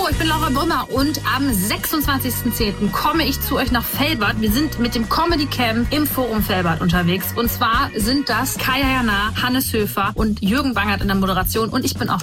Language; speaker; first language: German; native; German